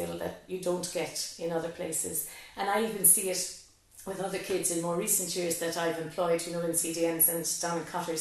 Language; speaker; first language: English; native; English